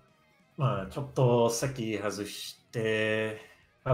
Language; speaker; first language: Japanese; non-native, learner; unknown